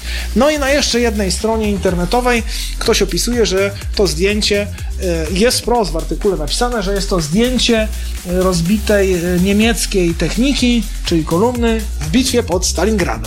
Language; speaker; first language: Polish; native; Polish